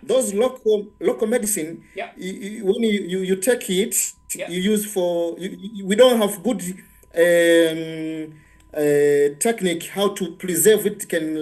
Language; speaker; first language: English; non-native, local second language; Swahili